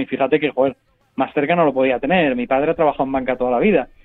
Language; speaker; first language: Spanish; native; Spanish